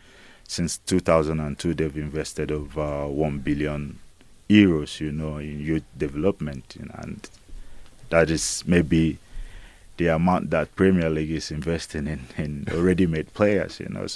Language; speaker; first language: English; non-native, local second language; Igbo